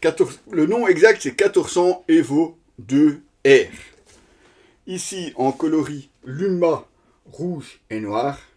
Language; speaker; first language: French; native; French